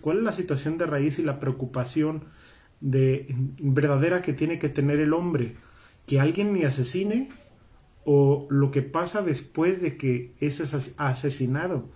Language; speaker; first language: Spanish; native; Spanish